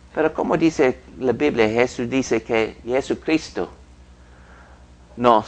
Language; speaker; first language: Spanish; non-native, fluent; English